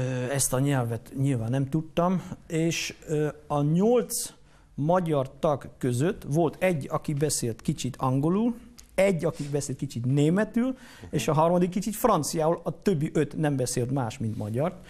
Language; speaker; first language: Hungarian; non-native, fluent; Dutch